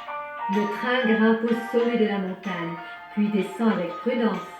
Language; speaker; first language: French; native; French